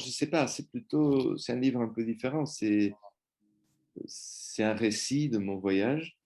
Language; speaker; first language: French; non-native, fluent; Spanish